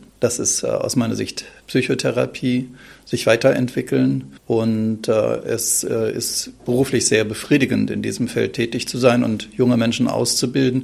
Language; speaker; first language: German; native; German